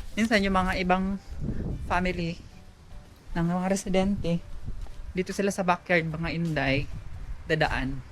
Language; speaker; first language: Filipino; non-native, local second language; Cebuano